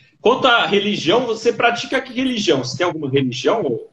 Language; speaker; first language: Portuguese; native; Portuguese